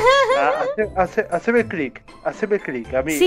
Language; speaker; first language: Spanish; native; Spanish